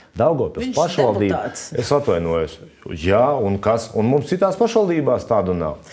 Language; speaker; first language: Latvian; native; Latvian